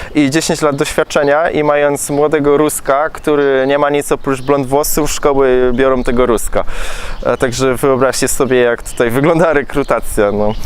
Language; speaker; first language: Polish; native; Polish